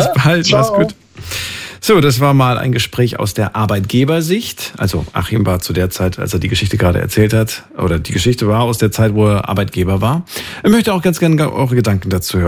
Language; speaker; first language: German; native; German